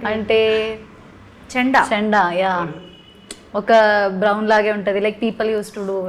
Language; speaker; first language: Telugu; non-native, learner; Malayalam